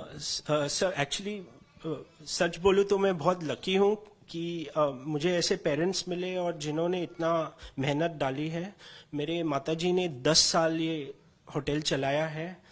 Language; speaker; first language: Hindi; non-native, local second language; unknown